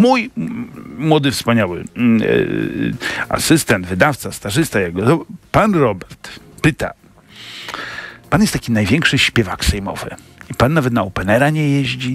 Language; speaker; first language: Polish; native; Polish